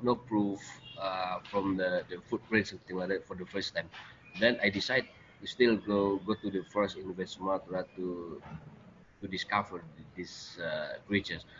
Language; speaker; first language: English; non-native, learner; Indonesian